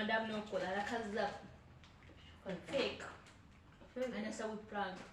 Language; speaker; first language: Arabic; non-native, learner; Oromo